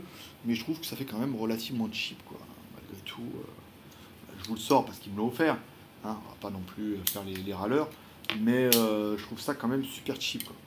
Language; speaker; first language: French; native; French